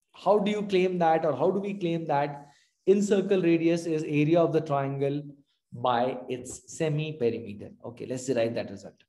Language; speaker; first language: English; non-native, local second language; Hindi